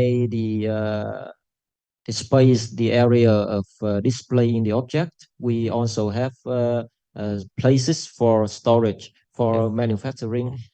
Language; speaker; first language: English; non-native, fluent; Vietnamese